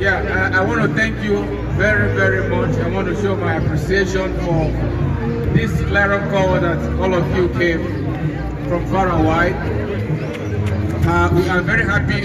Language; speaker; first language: English; non-native, local second language; Igbo